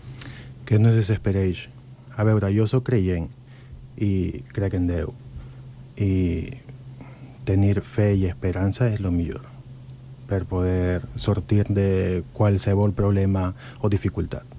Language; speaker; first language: Catalan; non-native, learner; Spanish